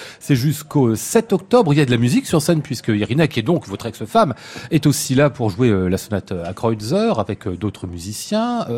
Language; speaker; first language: French; native; French